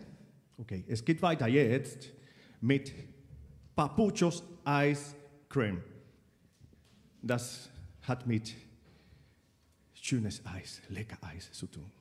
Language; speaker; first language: German; non-native, fluent; Spanish